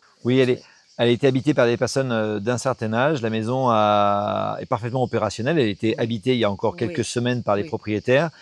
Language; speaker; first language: French; native; French